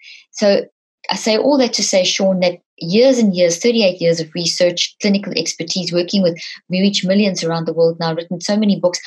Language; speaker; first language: English; native; English